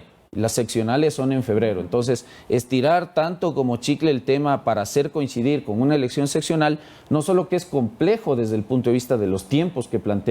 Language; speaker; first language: Spanish; native; Spanish